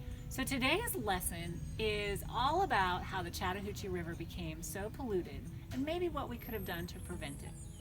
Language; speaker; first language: English; native; English